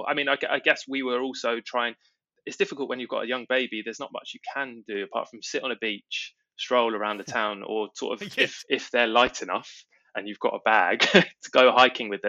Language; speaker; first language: English; native; English